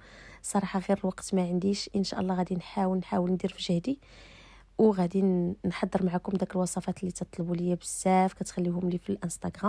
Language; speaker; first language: Arabic; native; Arabic